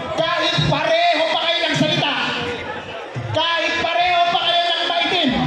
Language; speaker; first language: Filipino; non-native, local second language; Iloko